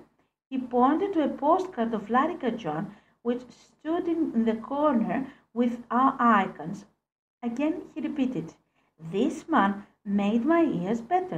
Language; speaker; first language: English; non-native, fluent; Greek